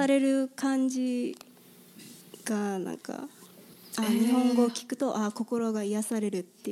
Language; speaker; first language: Japanese; non-native, fluent; English